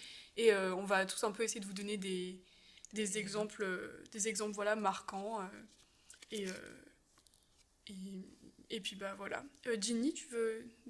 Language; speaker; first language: French; native; French